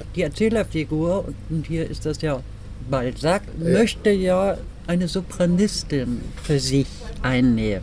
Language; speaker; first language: German; native; German